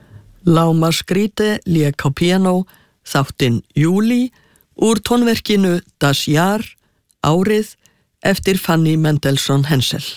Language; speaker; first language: Icelandic; native; Icelandic